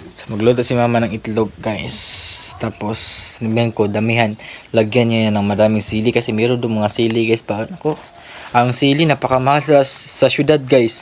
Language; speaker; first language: Filipino; non-native, local second language; Cebuano